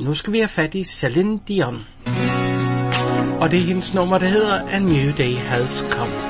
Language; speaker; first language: Danish; native; Danish